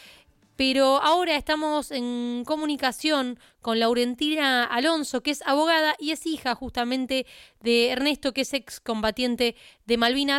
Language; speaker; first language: Spanish; native; Spanish